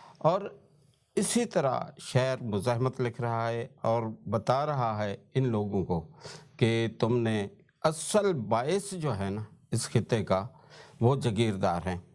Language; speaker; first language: Urdu; non-native, local second language; Saraiki